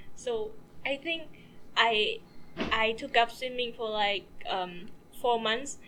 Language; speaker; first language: English; non-native, fluent; Vietnamese